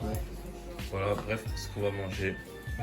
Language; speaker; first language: French; native; French